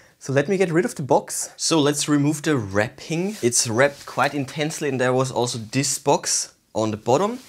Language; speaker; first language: English; non-native, fluent; German